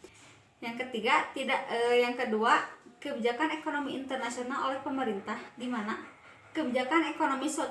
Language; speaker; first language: Indonesian; native; Indonesian